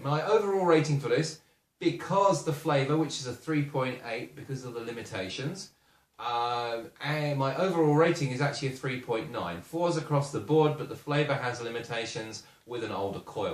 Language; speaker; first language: English; native; English